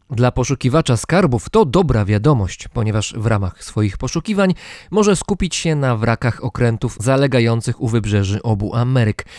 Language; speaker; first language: Polish; native; Polish